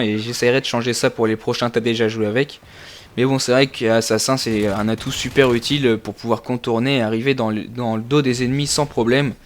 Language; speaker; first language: French; native; French